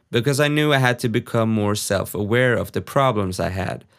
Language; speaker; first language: English; non-native, fluent; Swedish